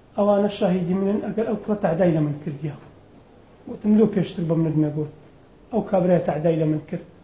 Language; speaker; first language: Central Kurdish; native; Central Kurdish